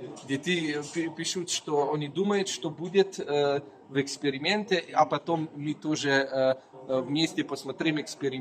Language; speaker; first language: Russian; non-native, learner; Slovenian